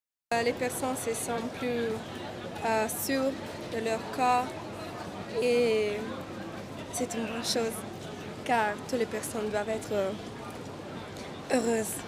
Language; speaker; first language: French; non-native, learner; English